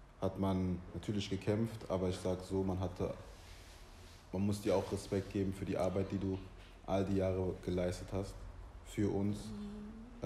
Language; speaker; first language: German; early bilingual, other home language; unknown